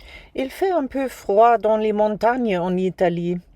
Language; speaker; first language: French; non-native, fluent; German